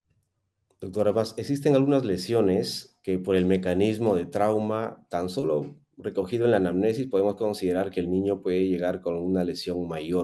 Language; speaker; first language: Spanish; native; Spanish